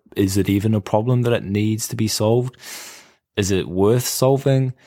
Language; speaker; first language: English; native; English